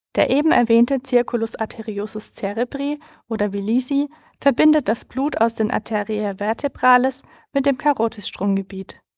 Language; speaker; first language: German; native; German